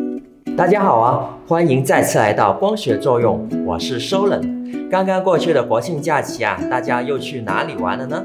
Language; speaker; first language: Chinese; non-native, local second language; Cantonese